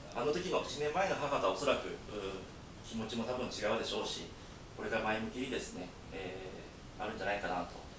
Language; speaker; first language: Japanese; native; Japanese